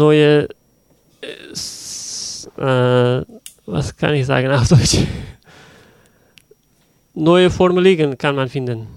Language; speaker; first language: German; non-native, learner; Uzbek